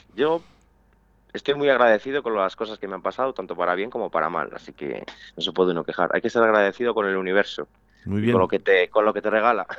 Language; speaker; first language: Spanish; native; Spanish